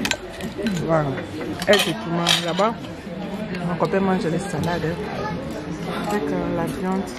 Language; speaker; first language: French; non-native, local second language; Lingala